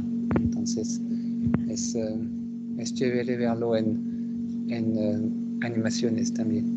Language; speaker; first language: Spanish; non-native, fluent; French